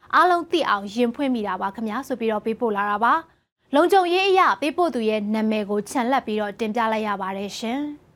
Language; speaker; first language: Burmese; native; Burmese